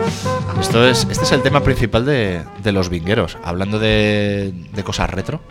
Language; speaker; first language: Spanish; native; Spanish